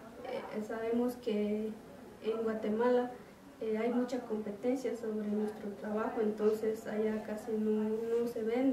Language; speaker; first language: Spanish; non-native, local second language; Kaqchikel